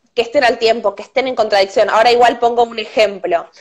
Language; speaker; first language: Spanish; native; Spanish